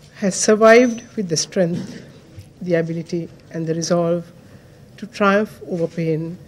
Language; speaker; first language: English; non-native, local second language; Sinhala